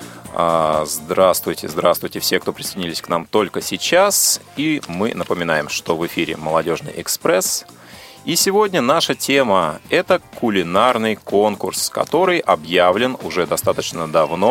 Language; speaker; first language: Russian; native; Russian